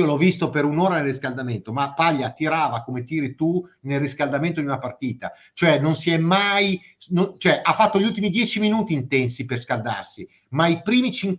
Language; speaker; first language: Italian; native; Italian